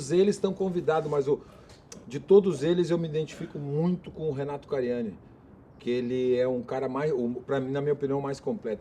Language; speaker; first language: Portuguese; native; Portuguese